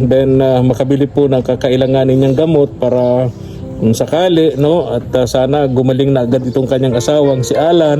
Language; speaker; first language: Filipino; native; Filipino